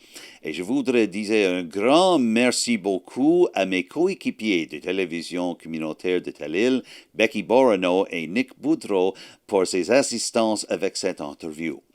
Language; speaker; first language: French; non-native, learner; English